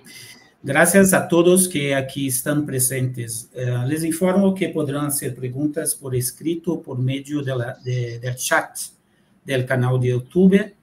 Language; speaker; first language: Spanish; non-native, fluent; Portuguese